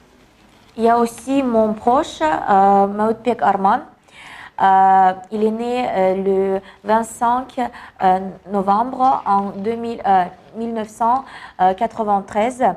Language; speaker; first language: French; non-native, learner; Kazakh